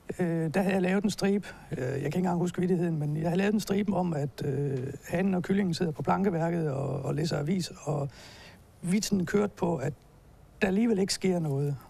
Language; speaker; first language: Danish; native; Danish